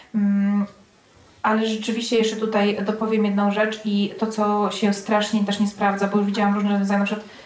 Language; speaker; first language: Polish; native; Polish